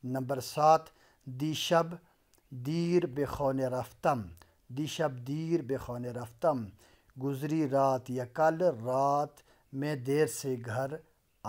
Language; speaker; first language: Persian; non-native, local second language; Urdu